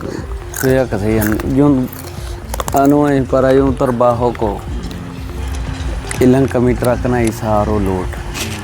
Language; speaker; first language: Filipino; non-native, learner; Punjabi